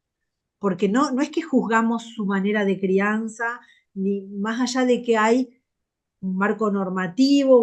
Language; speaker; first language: Spanish; native; Spanish